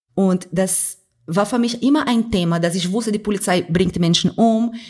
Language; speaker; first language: German; non-native, fluent; Portuguese